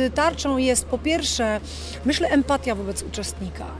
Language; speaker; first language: Polish; native; Polish